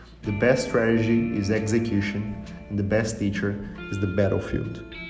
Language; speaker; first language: English; non-native, fluent; Portuguese